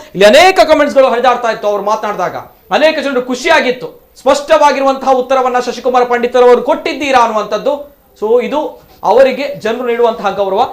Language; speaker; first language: Kannada; non-native, local second language; Tulu